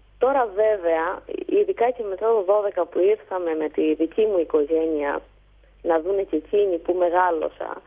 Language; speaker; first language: Greek; early bilingual, heritage; Greek